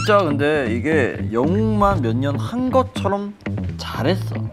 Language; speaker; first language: Korean; native; Korean